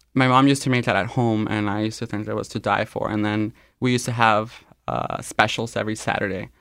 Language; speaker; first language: English; non-native, fluent; Spanish